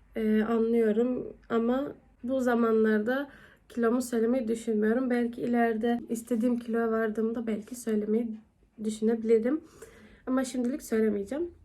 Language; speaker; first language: Turkish; early bilingual, heritage; Turkish